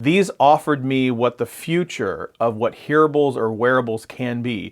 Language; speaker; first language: English; native; English